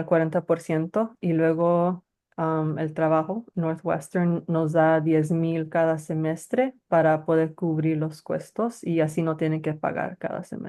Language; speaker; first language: Spanish; early bilingual, heritage; Spanish